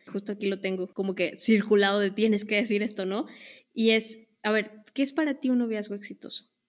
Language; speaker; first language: Spanish; native; Spanish